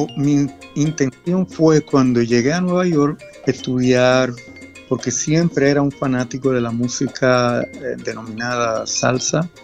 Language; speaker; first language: Spanish; native; Spanish